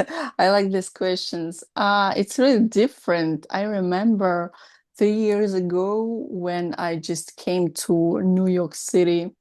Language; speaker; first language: English; non-native, learner; Russian